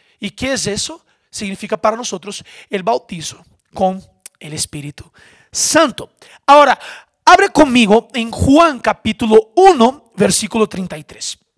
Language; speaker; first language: Spanish; non-native, fluent; Portuguese